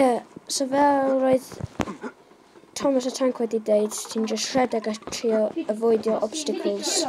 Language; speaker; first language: Welsh; native; Welsh